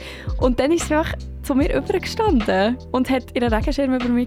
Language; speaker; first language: German; native; German